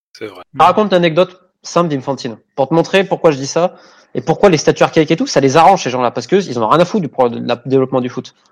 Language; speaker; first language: French; native; French